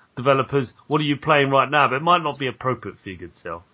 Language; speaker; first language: English; native; English